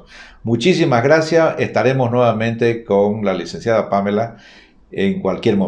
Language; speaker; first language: Spanish; native; Spanish